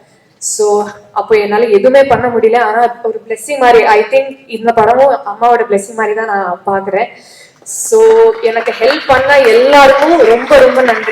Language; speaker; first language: Tamil; non-native, learner; Telugu